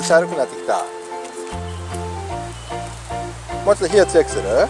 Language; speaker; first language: Japanese; native; Japanese